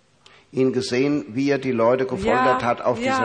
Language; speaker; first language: German; native; German